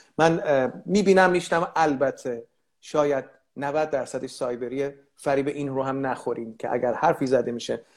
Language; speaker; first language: Persian; native; Persian